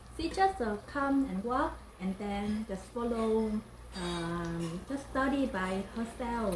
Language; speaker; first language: English; non-native, learner; Vietnamese